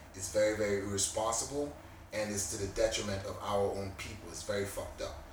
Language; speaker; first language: English; native; English